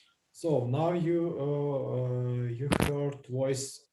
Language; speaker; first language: English; non-native, learner; Russian